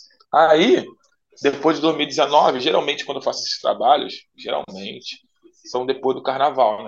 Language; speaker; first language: Portuguese; native; Portuguese